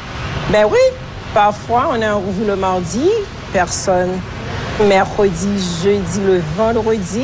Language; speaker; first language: French; non-native, local second language; Haitian Creole